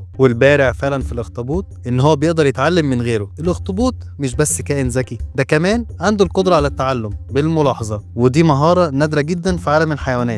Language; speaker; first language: Arabic; native; Arabic